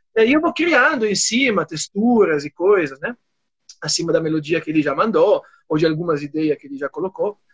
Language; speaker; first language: Portuguese; non-native, fluent; Italian